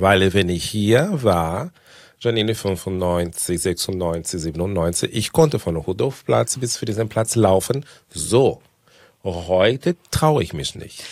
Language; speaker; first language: German; non-native, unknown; Portuguese